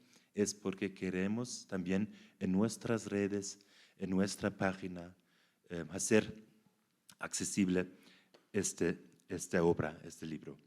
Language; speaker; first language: Spanish; non-native, fluent; German